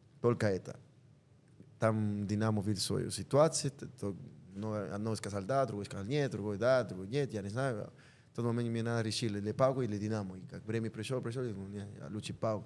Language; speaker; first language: Russian; non-native, learner; Spanish